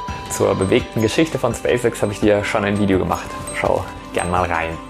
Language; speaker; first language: German; native; German